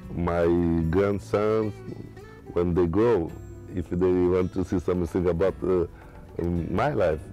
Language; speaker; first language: English; non-native, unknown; Portuguese